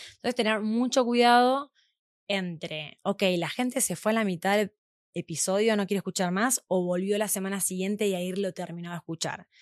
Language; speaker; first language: Spanish; native; Spanish